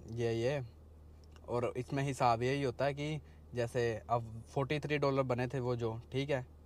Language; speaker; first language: Hindi; native; Hindi